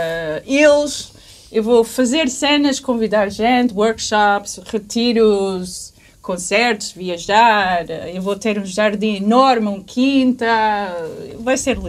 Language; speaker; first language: Portuguese; early bilingual, heritage; English